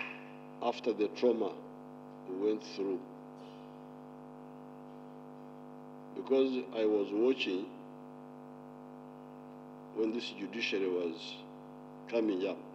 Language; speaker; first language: English; non-native, local second language; Nyankole